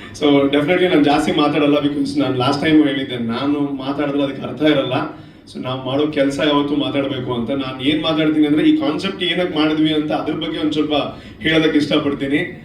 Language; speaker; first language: Kannada; non-native, local second language; Tulu